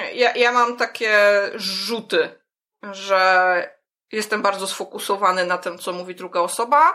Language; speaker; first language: Polish; non-native, fluent; English